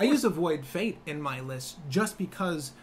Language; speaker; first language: English; native; English